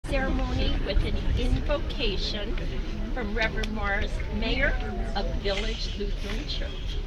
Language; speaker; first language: English; native; English